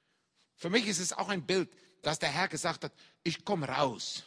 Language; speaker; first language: German; non-native, fluent; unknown